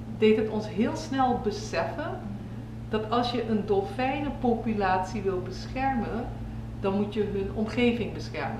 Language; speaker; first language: Dutch; native; Dutch